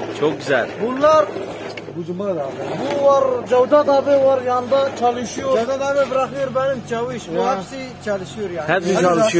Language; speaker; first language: Turkish; non-native, learner; Arabic